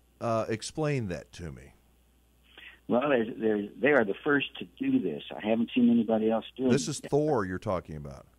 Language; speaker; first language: English; native; English